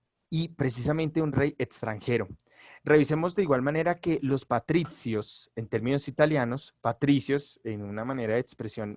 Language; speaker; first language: Spanish; native; Spanish